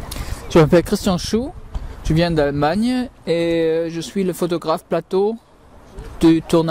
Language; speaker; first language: French; non-native, fluent; German